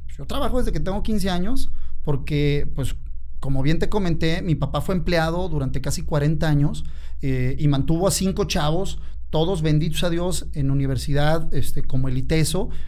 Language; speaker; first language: Spanish; native; Spanish